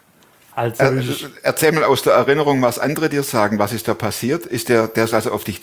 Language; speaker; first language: German; native; German